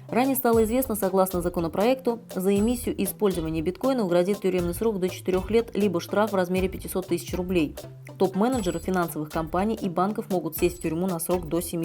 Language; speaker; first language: Russian; native; Russian